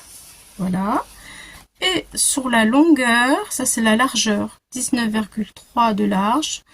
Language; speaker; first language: French; native; French